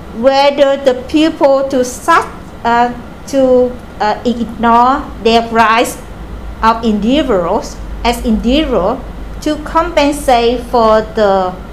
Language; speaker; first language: English; non-native, learner; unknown